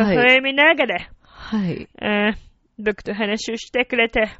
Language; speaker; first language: Japanese; non-native, fluent; Italian